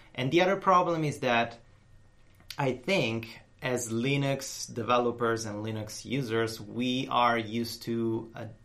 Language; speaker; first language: English; non-native, fluent; Italian